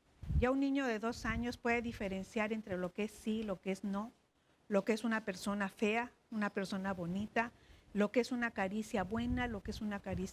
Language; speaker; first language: Spanish; native; Spanish